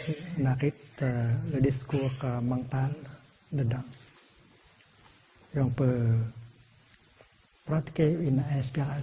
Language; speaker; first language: French; non-native, fluent; Vietnamese